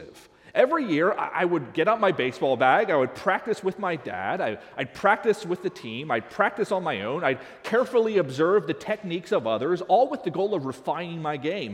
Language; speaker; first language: English; native; English